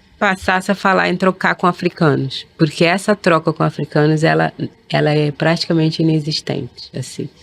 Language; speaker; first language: Portuguese; early bilingual, other home language; Kabuverdianu